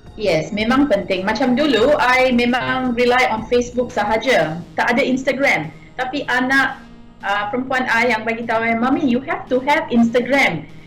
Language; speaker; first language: Malay; non-native, local second language; Tamil